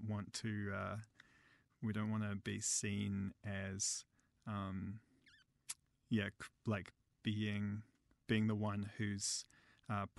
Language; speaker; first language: English; native; English